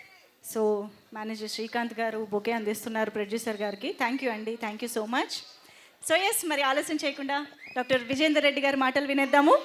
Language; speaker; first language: Telugu; native; Telugu